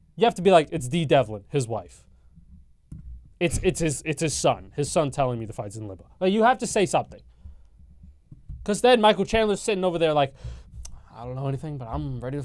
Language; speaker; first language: English; native; English